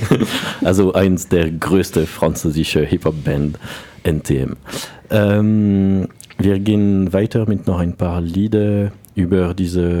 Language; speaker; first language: German; non-native, learner; French